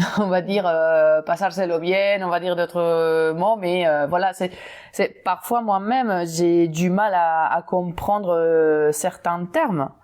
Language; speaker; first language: French; non-native, fluent; Spanish